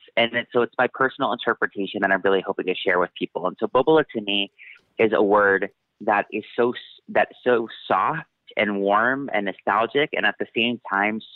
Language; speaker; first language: English; native; English